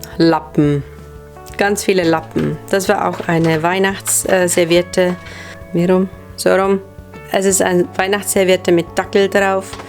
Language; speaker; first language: German; non-native, fluent; Finnish